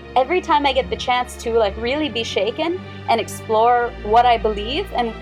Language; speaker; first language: English; native; English